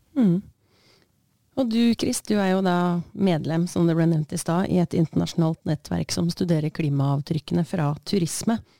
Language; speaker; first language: Norwegian; native; Norwegian